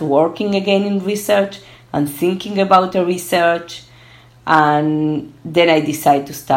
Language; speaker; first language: English; early bilingual, other home language; Spanish